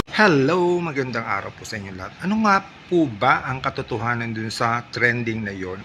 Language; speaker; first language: Filipino; non-native, local second language; Waray